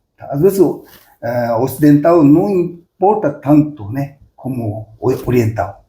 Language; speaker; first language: Portuguese; non-native, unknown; Japanese